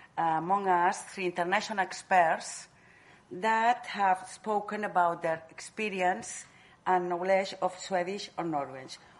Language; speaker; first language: English; non-native, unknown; Catalan